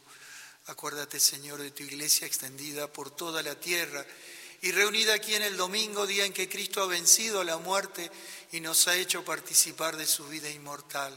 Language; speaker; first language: Spanish; native; Spanish